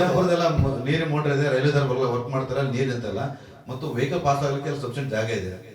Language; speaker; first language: Kannada; native; Kannada